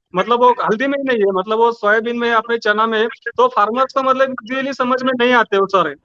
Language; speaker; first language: Hindi; non-native, local second language; Marathi